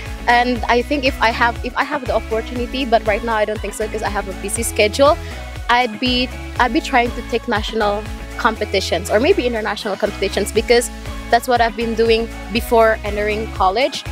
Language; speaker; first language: English; early bilingual, other home language; Indonesian